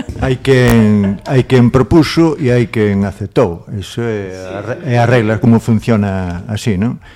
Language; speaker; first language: Galician; non-native, local second language; Spanish